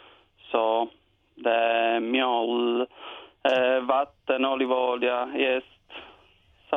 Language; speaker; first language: Swedish; non-native, learner; Italian